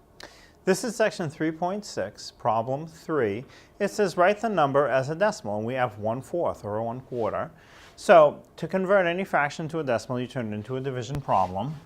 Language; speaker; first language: English; native; English